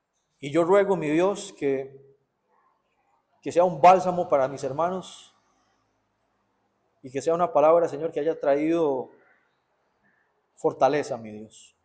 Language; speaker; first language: Spanish; native; Spanish